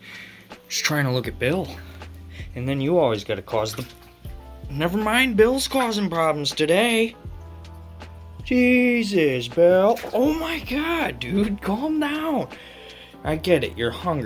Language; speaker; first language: English; native; English